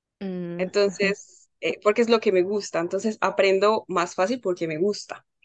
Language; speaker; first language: Spanish; native; Spanish